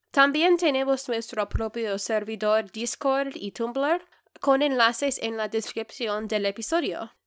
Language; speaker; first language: Spanish; non-native, learner; English